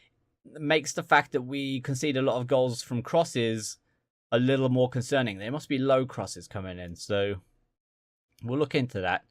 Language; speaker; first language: English; native; English